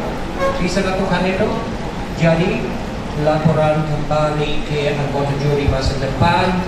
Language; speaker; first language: Indonesian; non-native, learner; English